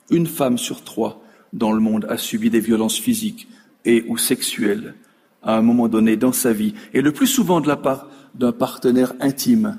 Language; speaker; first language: French; native; French